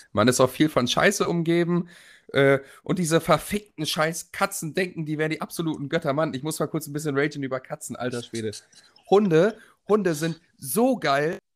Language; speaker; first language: German; native; German